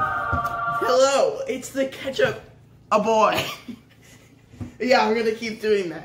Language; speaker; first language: English; native; English